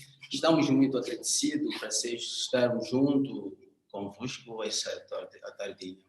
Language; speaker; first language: Portuguese; non-native, learner; Swahili